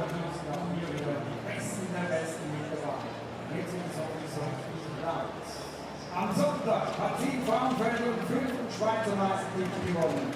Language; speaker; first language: German; native; German